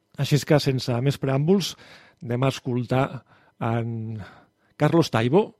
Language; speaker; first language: Catalan; native; Catalan